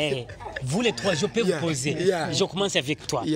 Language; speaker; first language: French; non-native, local second language; Rundi